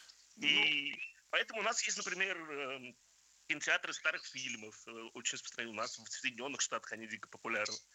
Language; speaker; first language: Russian; native; Russian